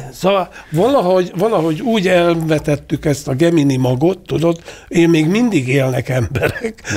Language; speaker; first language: Hungarian; native; Hungarian